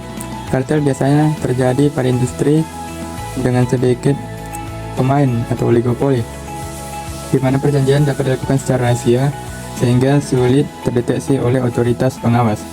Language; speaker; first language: Indonesian; native; Indonesian